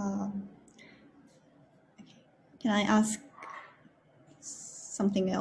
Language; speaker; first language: English; non-native, learner; Japanese